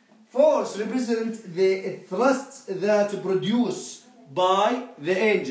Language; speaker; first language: English; non-native, fluent; Arabic